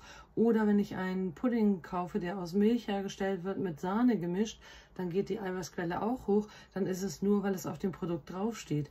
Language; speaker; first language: German; native; German